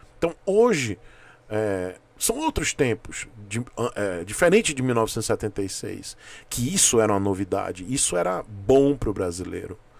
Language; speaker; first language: Portuguese; native; Portuguese